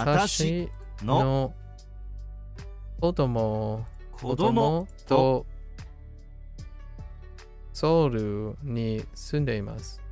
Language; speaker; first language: Japanese; non-native, learner; English